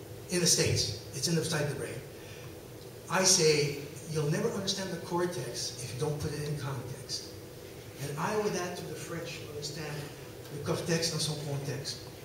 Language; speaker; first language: English; non-native, local second language; French